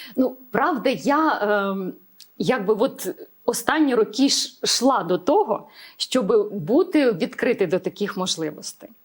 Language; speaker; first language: Ukrainian; native; Ukrainian